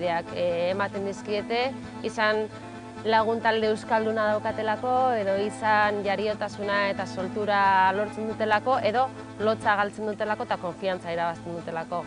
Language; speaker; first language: Basque; native; Basque